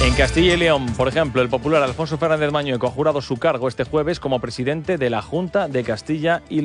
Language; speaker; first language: Spanish; native; Spanish